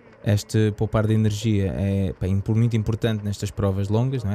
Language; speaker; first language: Portuguese; native; Portuguese